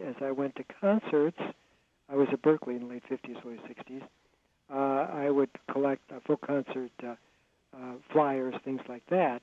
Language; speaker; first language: English; native; English